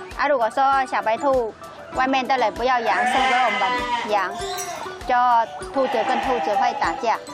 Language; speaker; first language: Chinese; non-native, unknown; Vietnamese